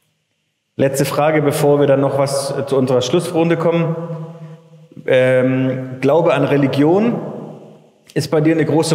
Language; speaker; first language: German; native; German